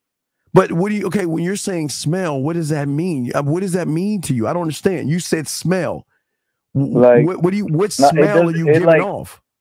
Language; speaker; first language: English; native; English